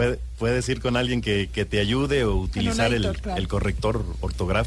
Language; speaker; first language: Spanish; native; Spanish